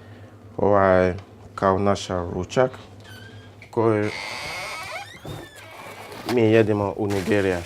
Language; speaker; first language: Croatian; non-native, learner; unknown